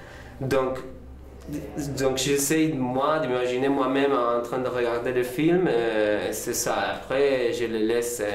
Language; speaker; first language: French; non-native, learner; Spanish